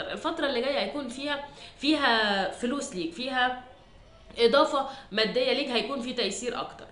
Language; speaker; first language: Arabic; native; Arabic